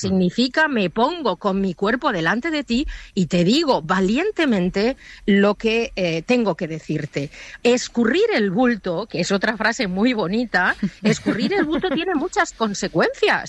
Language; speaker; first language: Spanish; native; Spanish